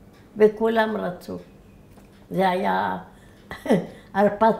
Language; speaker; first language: Hebrew; early bilingual, other home language; Arabic